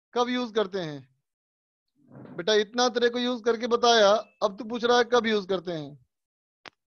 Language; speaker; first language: Hindi; native; Hindi